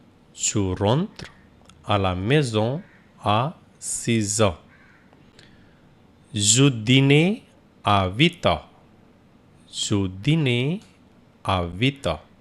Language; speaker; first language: French; non-native, fluent; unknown